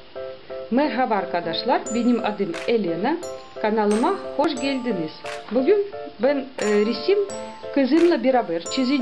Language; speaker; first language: Turkish; non-native, learner; Russian